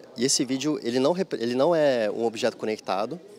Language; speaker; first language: Portuguese; native; Portuguese